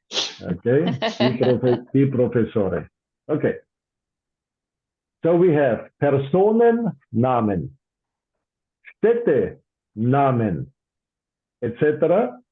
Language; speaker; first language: German; non-native, fluent; English